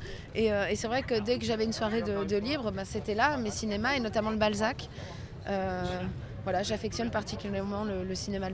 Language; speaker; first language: French; native; French